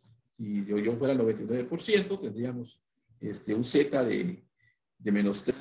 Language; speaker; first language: Spanish; native; Spanish